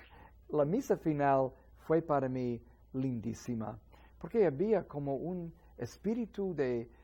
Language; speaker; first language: Spanish; non-native, fluent; English